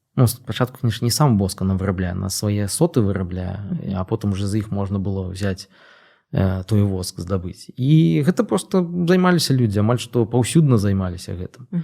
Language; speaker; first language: Belarusian; non-native, local second language; Russian